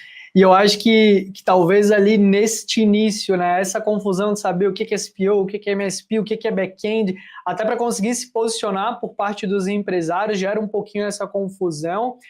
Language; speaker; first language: Portuguese; native; Portuguese